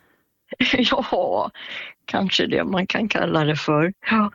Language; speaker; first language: Swedish; native; Swedish